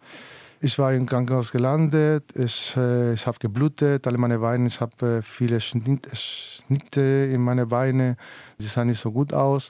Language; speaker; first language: German; non-native, fluent; Spanish